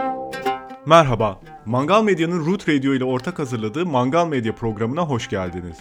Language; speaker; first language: Turkish; native; Turkish